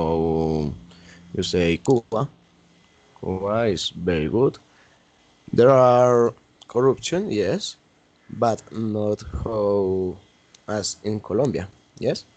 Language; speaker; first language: English; non-native, learner; Spanish